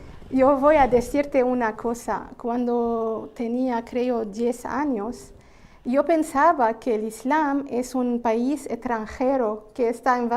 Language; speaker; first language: Spanish; non-native, fluent; Arabic